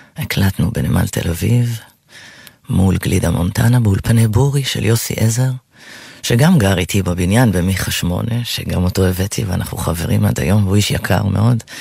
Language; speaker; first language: Hebrew; native; Hebrew